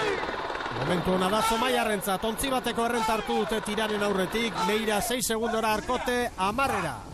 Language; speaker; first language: Basque; native; Basque